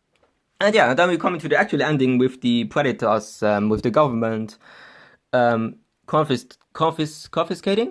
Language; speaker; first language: English; non-native, fluent; German